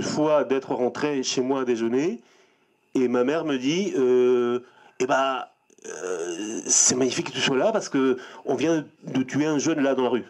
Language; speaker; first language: French; non-native, fluent; Spanish